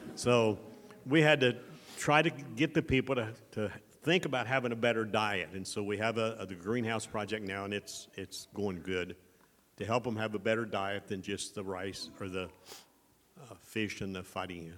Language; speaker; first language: English; native; English